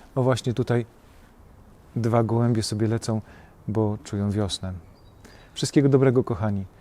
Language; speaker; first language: Polish; native; Polish